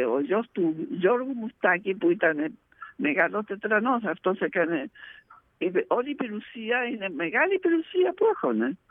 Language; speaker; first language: Greek; early bilingual, heritage; Greek